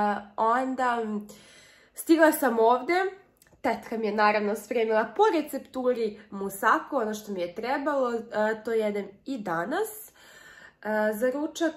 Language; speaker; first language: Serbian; early bilingual, heritage; Serbian